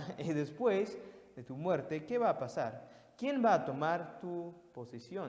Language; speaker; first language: Spanish; non-native, fluent; English